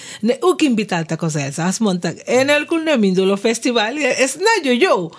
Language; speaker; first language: Hungarian; non-native, fluent; Spanish